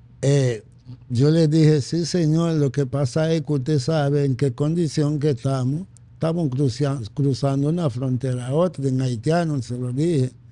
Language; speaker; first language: Spanish; non-native, fluent; Haitian Creole